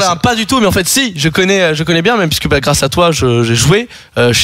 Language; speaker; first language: French; native; French